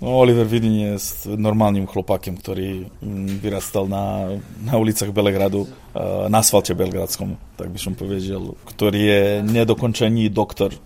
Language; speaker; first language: Polish; non-native, fluent; Serbian